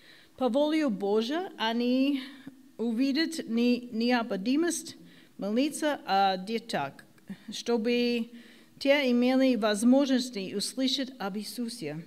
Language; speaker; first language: Russian; non-native, learner; English